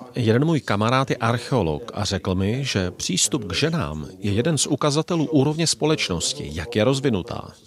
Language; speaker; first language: Czech; native; Czech